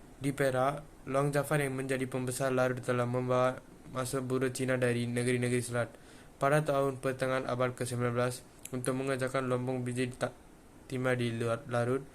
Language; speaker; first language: Malay; non-native, local second language; Tamil